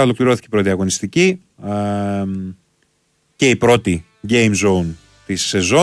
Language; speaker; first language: Greek; native; Greek